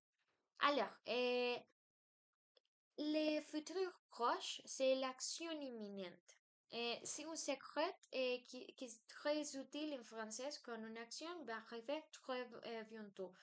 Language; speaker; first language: French; non-native, learner; Spanish